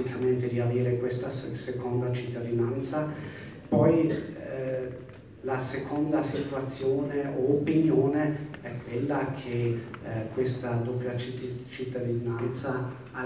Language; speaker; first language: Italian; non-native, fluent; German